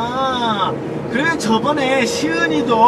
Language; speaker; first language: Korean; native; Korean